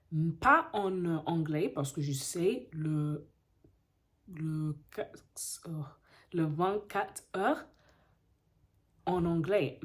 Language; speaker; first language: French; non-native, learner; English